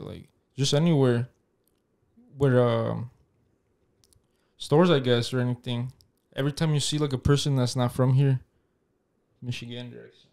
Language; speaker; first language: English; early bilingual, other home language; Spanish